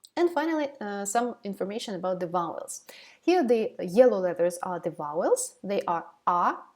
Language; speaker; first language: English; non-native, fluent; Ukrainian